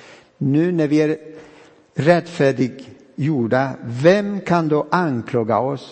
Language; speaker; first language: Swedish; non-native, fluent; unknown